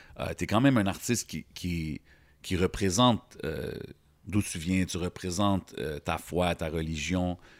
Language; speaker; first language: French; early bilingual, other home language; Arabic